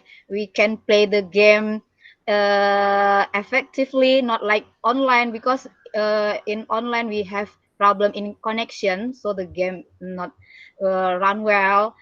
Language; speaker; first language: English; non-native, learner; Indonesian